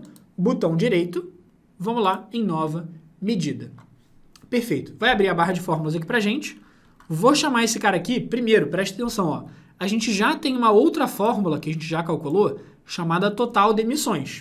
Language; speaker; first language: Portuguese; native; Portuguese